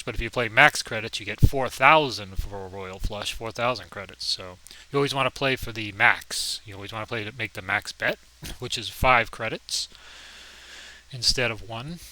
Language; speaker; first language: English; native; English